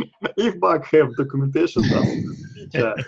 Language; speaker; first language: English; non-native, learner; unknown